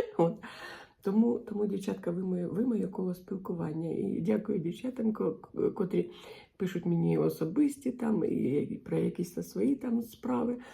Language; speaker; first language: Ukrainian; non-native, local second language; Russian